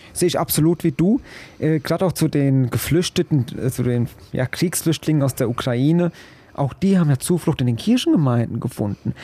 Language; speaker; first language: German; early bilingual, other home language; Croatian